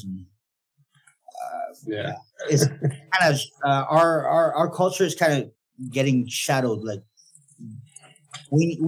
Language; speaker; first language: English; non-native, fluent; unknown